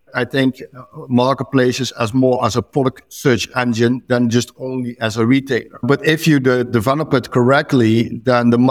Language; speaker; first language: English; non-native, fluent; Dutch